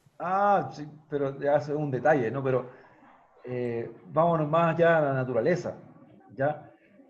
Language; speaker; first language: Spanish; native; Spanish